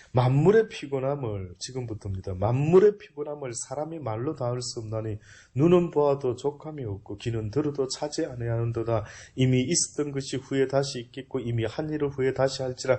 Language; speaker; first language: Korean; native; Korean